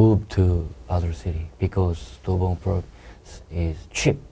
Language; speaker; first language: English; non-native, learner; Korean